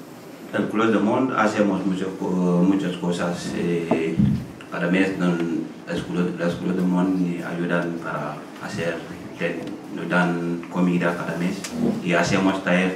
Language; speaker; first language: Spanish; non-native, learner; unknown